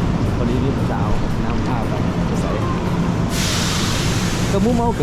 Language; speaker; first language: Indonesian; non-native, learner; Lao